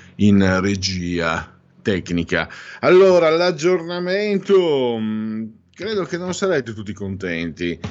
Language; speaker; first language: Italian; non-native, local second language; Friulian